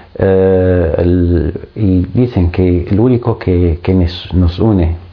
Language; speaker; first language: Spanish; non-native, fluent; Arabic